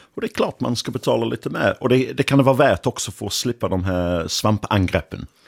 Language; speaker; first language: Swedish; non-native, fluent; English